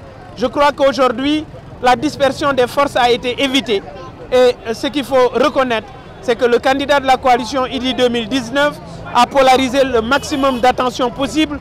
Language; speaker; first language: French; non-native, local second language; Wolof